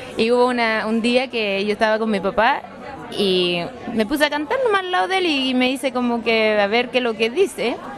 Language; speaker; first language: Spanish; early bilingual, heritage; Spanish